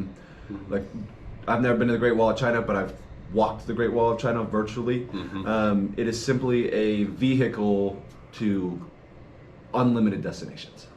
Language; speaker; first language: English; native; English